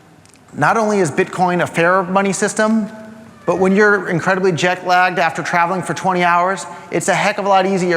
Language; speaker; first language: English; native; English